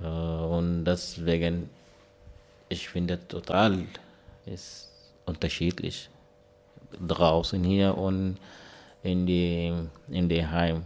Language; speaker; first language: German; non-native, learner; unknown